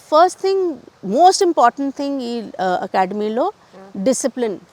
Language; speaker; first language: Telugu; non-native, local second language; Hindi